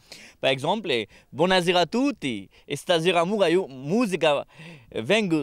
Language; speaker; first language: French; non-native, learner; Hindi